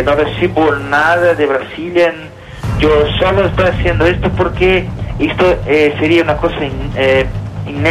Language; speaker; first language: Spanish; non-native, learner; Portuguese